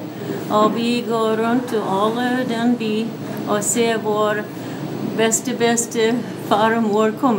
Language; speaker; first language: Norwegian; early bilingual, heritage; English